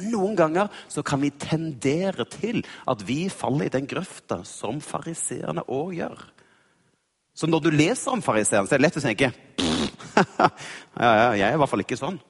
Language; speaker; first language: Norwegian; native; Norwegian